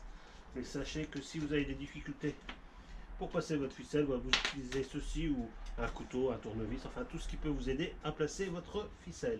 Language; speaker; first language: French; native; French